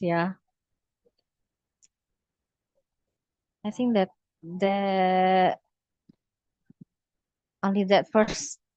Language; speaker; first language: English; non-native, learner; Indonesian